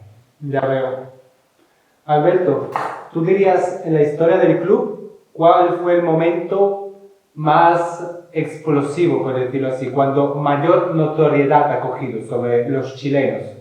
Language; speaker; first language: Spanish; non-native, fluent; Ukrainian